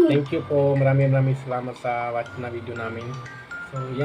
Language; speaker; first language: Filipino; non-native, learner; Punjabi